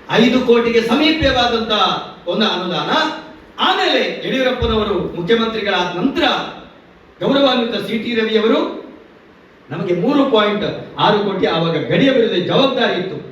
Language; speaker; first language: Kannada; non-native, local second language; Tulu